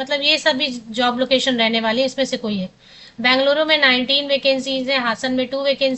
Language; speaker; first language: Hindi; native; Hindi